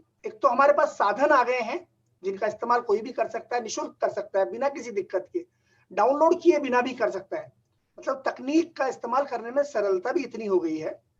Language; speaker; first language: Hindi; native; Hindi